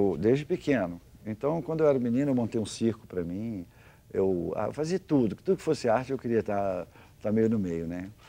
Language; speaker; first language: Portuguese; native; Portuguese